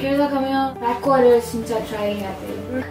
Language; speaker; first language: Korean; non-native, fluent; Malayalam